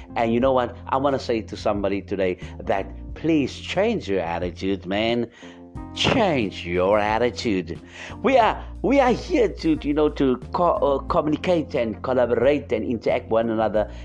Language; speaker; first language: English; non-native, local second language; Afrikaans